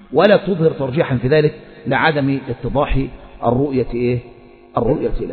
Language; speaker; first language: Arabic; native; Arabic